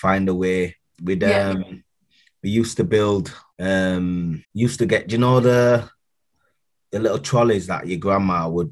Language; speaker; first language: English; native; English